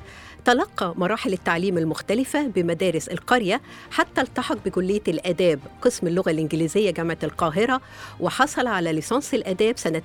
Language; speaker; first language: Arabic; native; Arabic